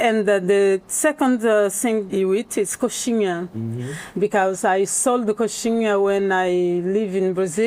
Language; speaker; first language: English; non-native, learner; Portuguese